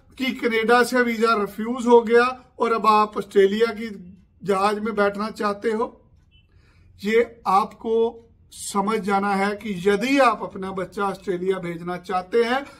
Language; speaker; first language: Hindi; non-native, local second language; Punjabi